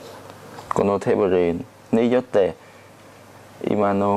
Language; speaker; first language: Japanese; non-native, learner; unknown